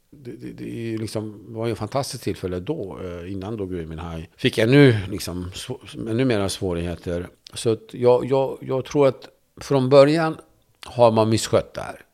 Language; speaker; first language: Swedish; non-native, fluent; Kurdish